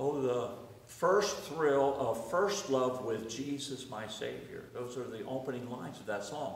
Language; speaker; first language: English; native; English